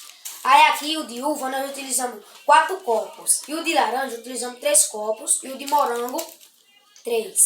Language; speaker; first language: Portuguese; native; Portuguese